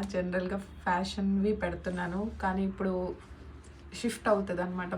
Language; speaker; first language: Telugu; non-native, local second language; Hindi